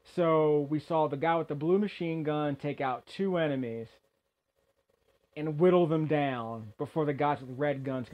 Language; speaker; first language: English; native; English